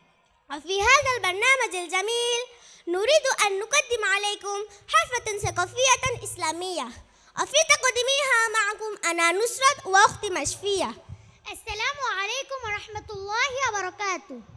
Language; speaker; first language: Arabic; non-native, learner; Bangla